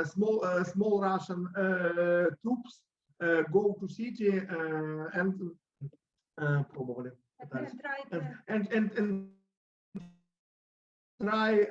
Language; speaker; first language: English; non-native, learner; Russian